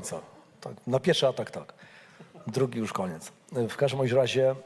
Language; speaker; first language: Polish; native; Polish